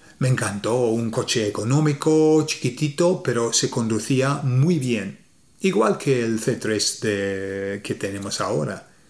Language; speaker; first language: Spanish; non-native, fluent; English